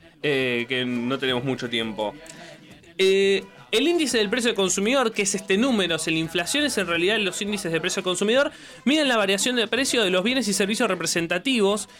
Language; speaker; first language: Spanish; native; Spanish